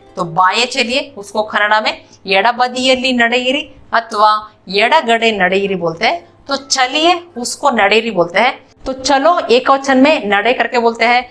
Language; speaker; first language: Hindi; non-native, local second language; Kannada